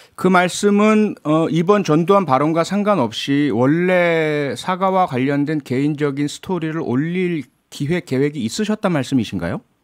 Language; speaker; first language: Korean; native; Korean